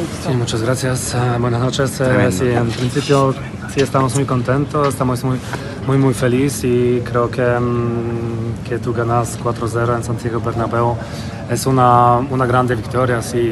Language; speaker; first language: Spanish; non-native, fluent; Polish